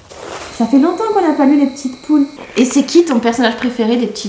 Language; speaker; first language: French; native; French